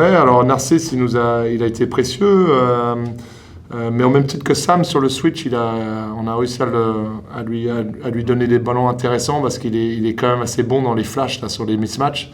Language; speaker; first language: French; native; French